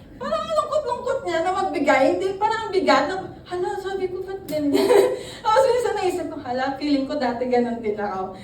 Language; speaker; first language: Filipino; non-native, local second language; Hiligaynon